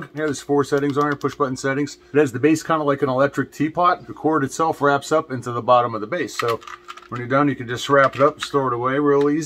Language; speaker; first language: English; native; English